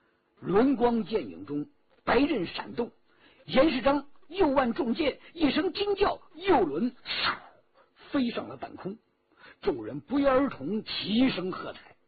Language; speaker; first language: Chinese; native; Chinese